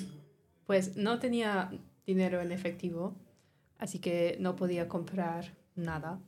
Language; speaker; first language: Spanish; non-native, learner; English